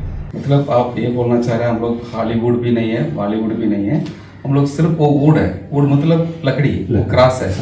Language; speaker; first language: Hindi; non-native, local second language; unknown